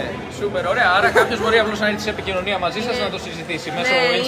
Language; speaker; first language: Greek; native; Greek